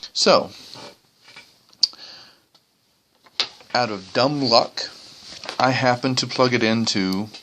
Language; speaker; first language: English; native; English